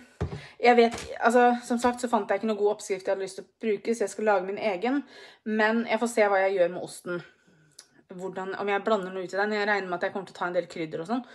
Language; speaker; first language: Norwegian; native; Norwegian